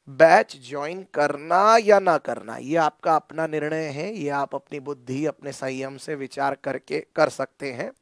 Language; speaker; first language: Hindi; non-native, local second language; Marathi